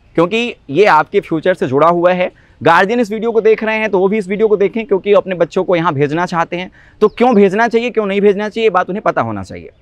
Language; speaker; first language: Hindi; native; Hindi